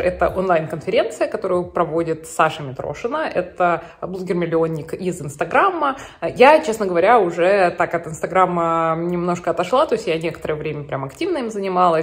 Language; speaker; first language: Russian; native; Russian